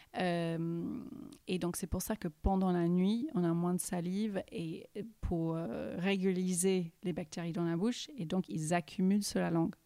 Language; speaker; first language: French; early bilingual, heritage; English